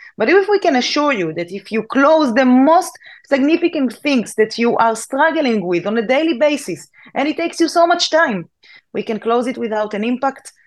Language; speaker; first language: English; non-native, fluent; Hebrew